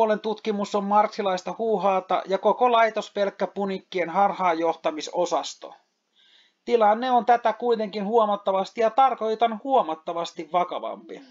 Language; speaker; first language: Finnish; native; Finnish